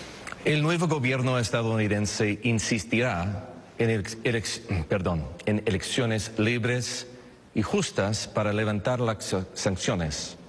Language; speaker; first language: Spanish; non-native, fluent; English